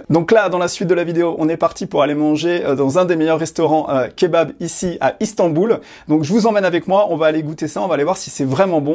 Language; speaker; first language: French; native; French